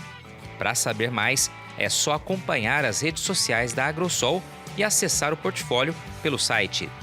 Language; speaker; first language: Portuguese; native; Portuguese